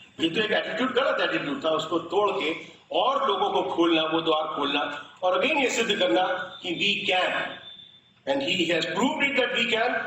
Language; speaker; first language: Hindi; native; Hindi